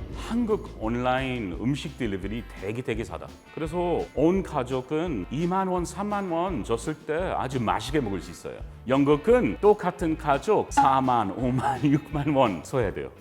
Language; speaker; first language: Korean; non-native, learner; English